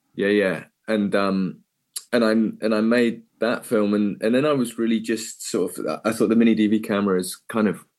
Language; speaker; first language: English; native; English